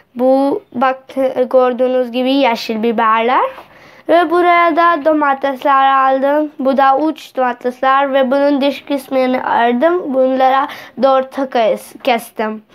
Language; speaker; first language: Turkish; non-native, learner; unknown